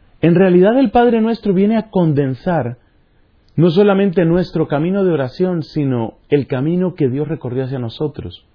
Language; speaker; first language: Spanish; native; Spanish